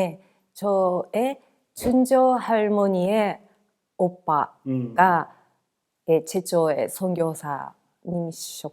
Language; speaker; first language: Korean; non-native, fluent; Japanese